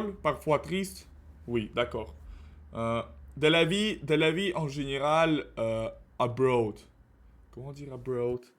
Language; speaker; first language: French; non-native, learner; Russian